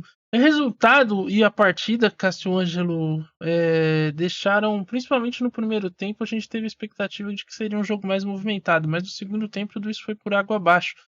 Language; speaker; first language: Portuguese; native; Portuguese